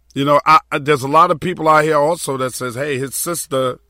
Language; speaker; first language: English; native; English